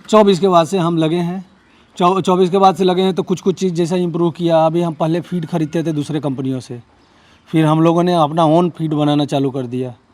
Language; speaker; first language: Hindi; native; Hindi